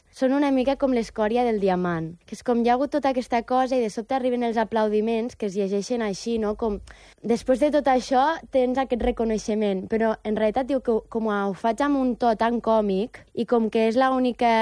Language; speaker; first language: Catalan; native; Catalan